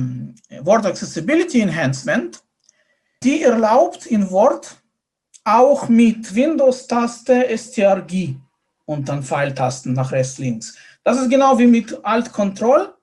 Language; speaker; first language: German; non-native, fluent; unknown